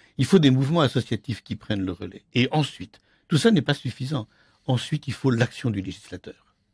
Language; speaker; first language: French; native; French